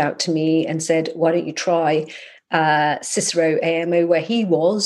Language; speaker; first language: English; native; English